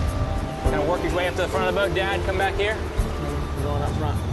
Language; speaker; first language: English; native; English